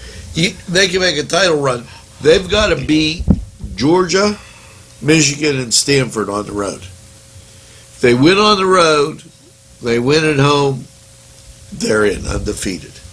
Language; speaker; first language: English; native; English